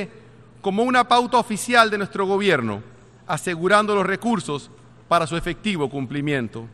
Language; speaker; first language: Spanish; native; Spanish